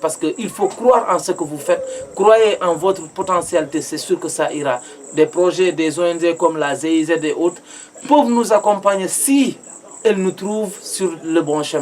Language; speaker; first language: French; non-native, local second language; Mandingo